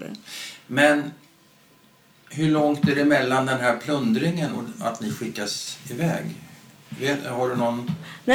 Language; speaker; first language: Swedish; native; Swedish